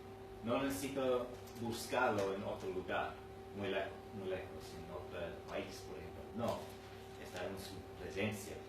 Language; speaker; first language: Spanish; non-native, fluent; English